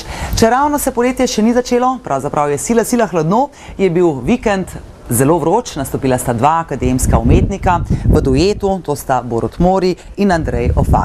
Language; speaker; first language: Slovenian; native; Slovenian